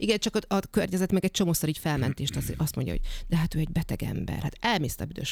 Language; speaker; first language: Hungarian; native; Hungarian